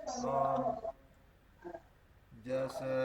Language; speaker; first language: English; non-native, learner; Sasak